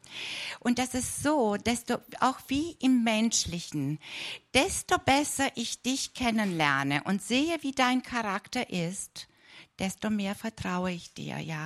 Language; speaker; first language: German; non-native, fluent; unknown